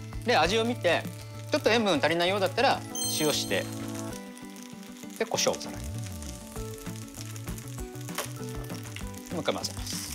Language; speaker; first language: Japanese; native; Japanese